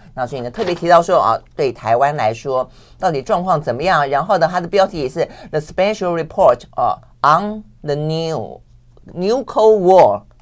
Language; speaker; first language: Chinese; native; Chinese